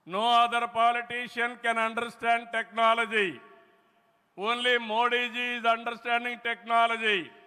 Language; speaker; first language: English; non-native, local second language; Telugu